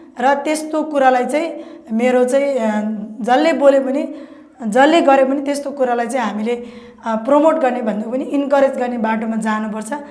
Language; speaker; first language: Nepali; non-native, local second language; Eastern Tamang